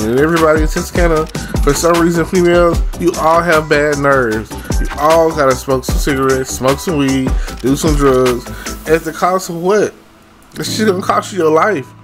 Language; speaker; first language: English; native; English